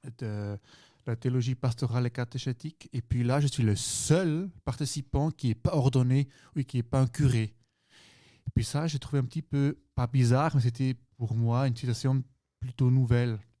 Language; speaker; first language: French; non-native, local second language; German